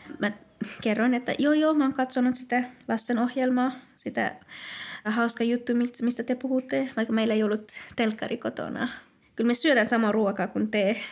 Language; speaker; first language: Finnish; non-native, fluent; Persian